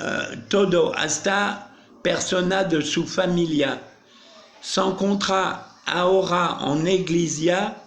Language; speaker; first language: Spanish; non-native, learner; French